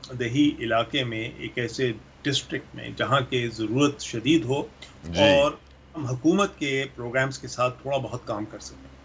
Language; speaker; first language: Urdu; native; Urdu